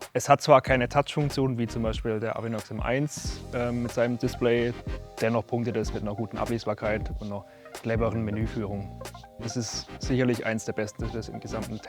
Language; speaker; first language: German; native; German